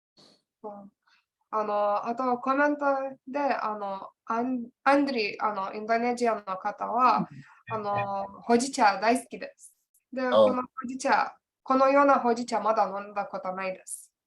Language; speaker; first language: Japanese; non-native, learner; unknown